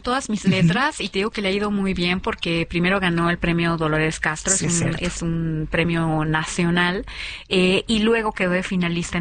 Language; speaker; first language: Spanish; native; Spanish